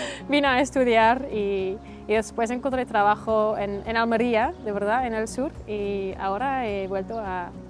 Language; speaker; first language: Spanish; non-native, fluent; Dutch